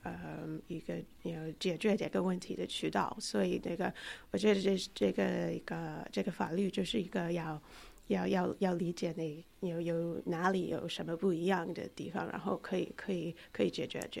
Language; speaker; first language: Chinese; non-native, fluent; English